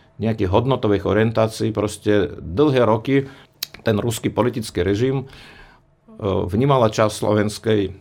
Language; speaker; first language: Slovak; early bilingual, other home language; Russian